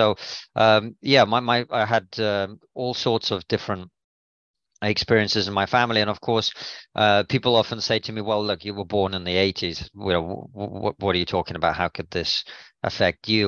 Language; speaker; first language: English; non-native, fluent; Russian